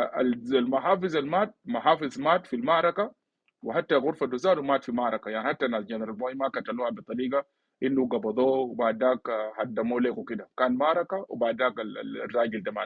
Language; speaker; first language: Arabic; non-native, local second language; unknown